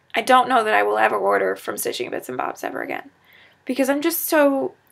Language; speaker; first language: English; native; English